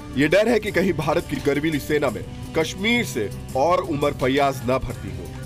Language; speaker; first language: Hindi; native; Hindi